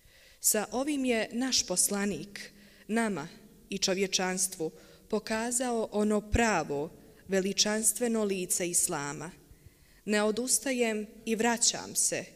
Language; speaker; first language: Bosnian; native; Bosnian